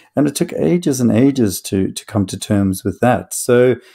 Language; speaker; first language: English; native; English